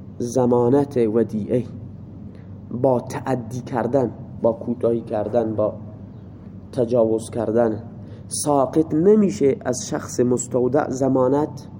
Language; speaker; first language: Persian; non-native, local second language; Baluchi